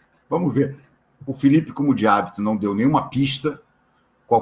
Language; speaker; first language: Portuguese; native; Portuguese